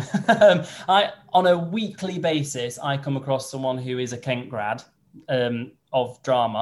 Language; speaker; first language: English; native; English